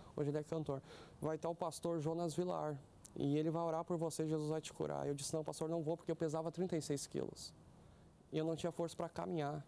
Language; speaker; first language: Portuguese; native; Portuguese